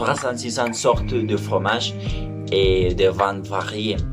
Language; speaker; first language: French; non-native, learner; Spanish